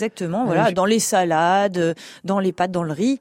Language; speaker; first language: French; native; French